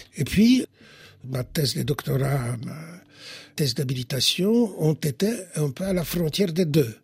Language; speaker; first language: French; non-native, fluent; Polish